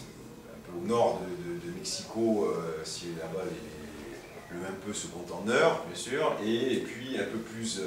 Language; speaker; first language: French; native; French